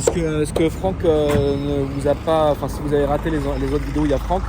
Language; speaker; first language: French; native; French